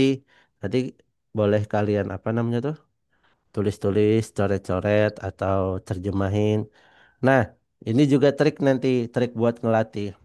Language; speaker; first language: Indonesian; non-native, fluent; Banjar